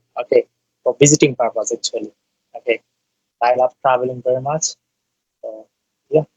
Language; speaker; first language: English; non-native, learner; Bangla